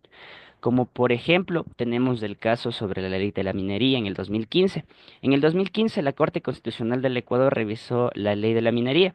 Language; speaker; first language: Spanish; native; Spanish